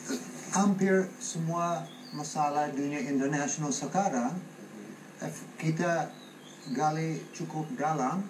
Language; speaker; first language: Indonesian; non-native, fluent; English